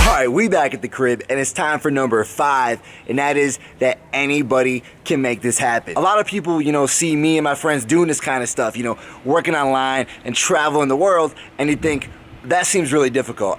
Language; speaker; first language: English; native; English